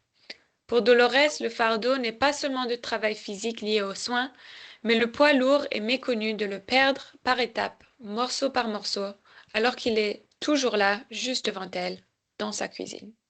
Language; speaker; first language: French; native; French